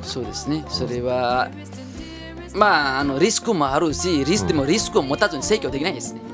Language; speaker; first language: Japanese; non-native, fluent; Nepali